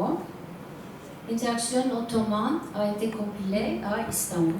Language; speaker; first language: French; non-native, learner; Turkish